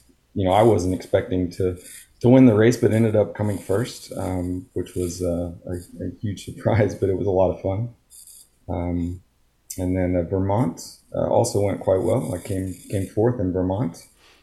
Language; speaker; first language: English; native; English